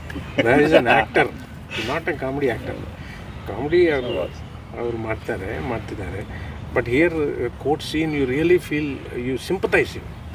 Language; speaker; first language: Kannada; non-native, learner; Telugu